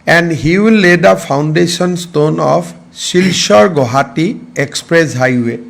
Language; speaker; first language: English; non-native, local second language; Assamese